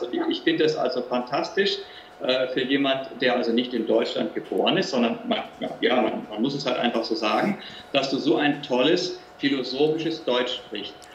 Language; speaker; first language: German; native; German